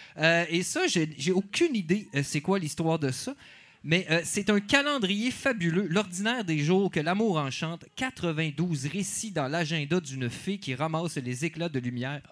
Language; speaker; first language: French; native; French